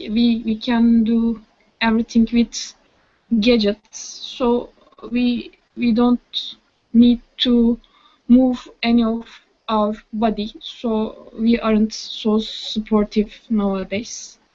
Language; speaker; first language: English; non-native, learner; Turkish